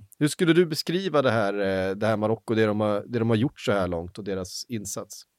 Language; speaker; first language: Swedish; native; Swedish